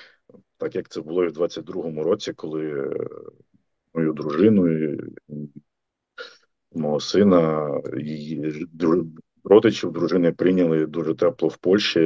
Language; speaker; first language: Ukrainian; native; Ukrainian